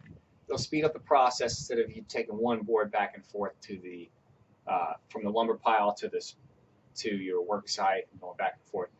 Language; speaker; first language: English; native; English